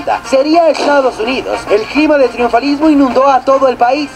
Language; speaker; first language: Spanish; native; Spanish